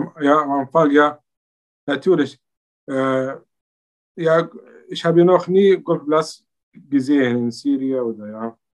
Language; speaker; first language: German; non-native, learner; Arabic